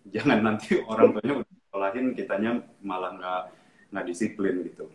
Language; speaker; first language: Indonesian; non-native, local second language; Japanese